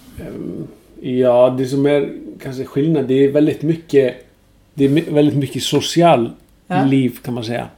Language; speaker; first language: Swedish; non-native, fluent; Icelandic